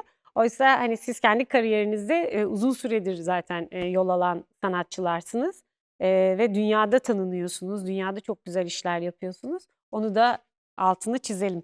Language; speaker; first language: Turkish; native; Turkish